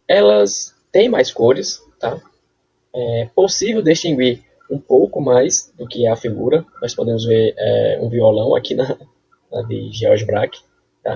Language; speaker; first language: Portuguese; native; Portuguese